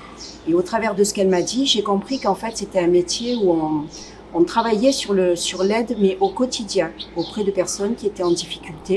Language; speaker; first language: French; native; French